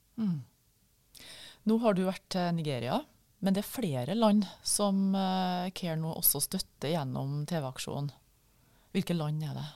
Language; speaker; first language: Norwegian; native; Norwegian